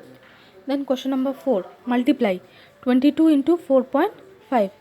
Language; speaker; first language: English; non-native, local second language; Assamese